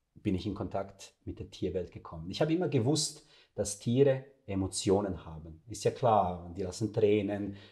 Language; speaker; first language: German; non-native, fluent; Serbian